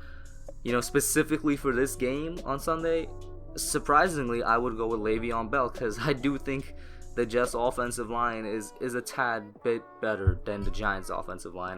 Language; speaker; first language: English; native; English